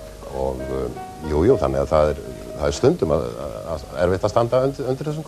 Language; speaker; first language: Icelandic; native; Icelandic